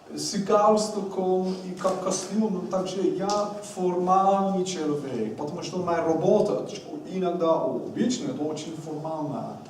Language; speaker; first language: Russian; non-native, learner; English